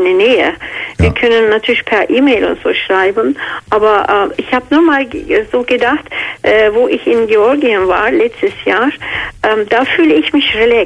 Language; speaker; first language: German; non-native, fluent; Georgian